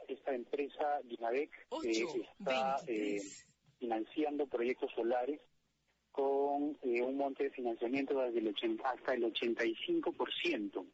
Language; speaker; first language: Spanish; native; Spanish